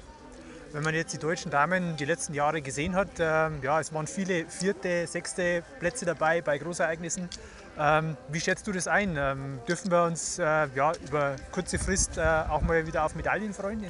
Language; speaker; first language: German; native; German